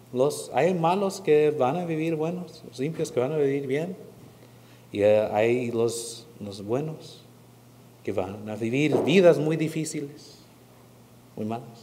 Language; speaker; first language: Spanish; non-native, fluent; English